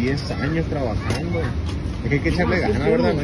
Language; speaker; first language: Spanish; native; Spanish